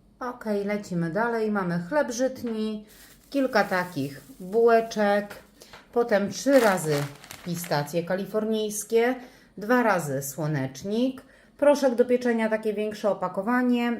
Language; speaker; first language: Polish; native; Polish